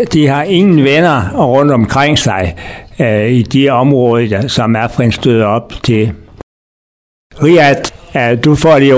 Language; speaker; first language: Danish; native; Danish